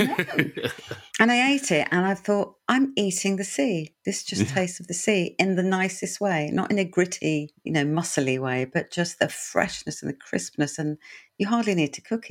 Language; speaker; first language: English; native; English